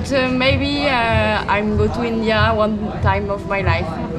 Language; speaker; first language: English; non-native, learner; French